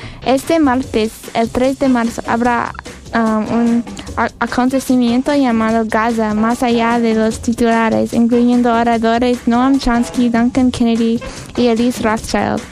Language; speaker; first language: Spanish; non-native, learner; English